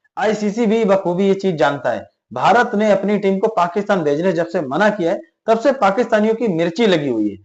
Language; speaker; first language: Hindi; native; Hindi